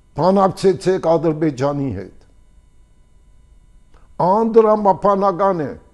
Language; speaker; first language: Armenian; early bilingual, heritage; Armenian